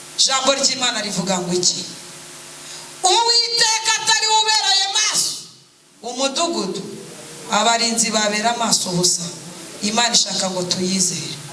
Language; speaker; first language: Kinyarwanda; native; Kinyarwanda